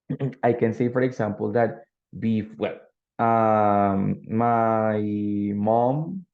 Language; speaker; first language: English; non-native, fluent; Spanish